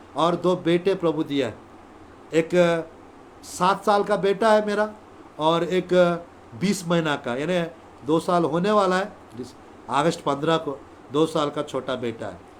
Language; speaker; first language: Hindi; non-native, local second language; Telugu